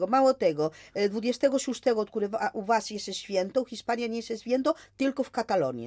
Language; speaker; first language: Polish; non-native, fluent; Spanish